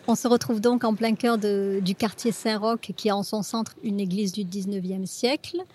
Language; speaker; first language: French; native; French